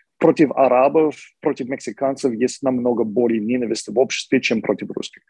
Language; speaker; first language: Russian; non-native, fluent; English